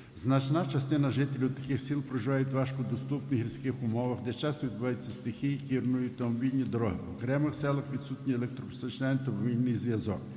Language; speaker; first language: Ukrainian; native; Ukrainian